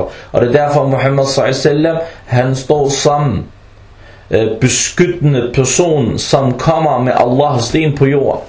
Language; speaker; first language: Danish; early bilingual, other home language; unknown